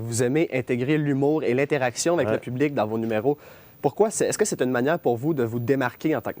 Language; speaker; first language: French; native; French